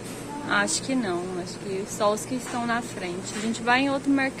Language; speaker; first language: Portuguese; native; Portuguese